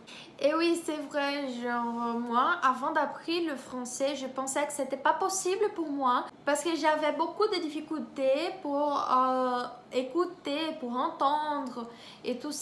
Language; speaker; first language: French; non-native, fluent; Portuguese